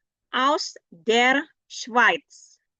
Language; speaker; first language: German; non-native, fluent; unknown